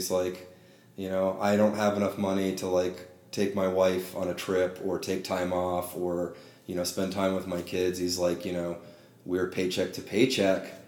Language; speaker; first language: English; native; English